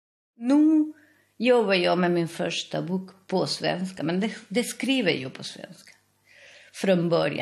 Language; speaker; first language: Swedish; non-native, fluent; Spanish